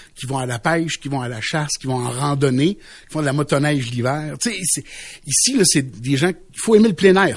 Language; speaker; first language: French; native; French